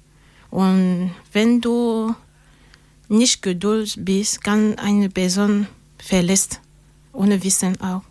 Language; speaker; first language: German; non-native, learner; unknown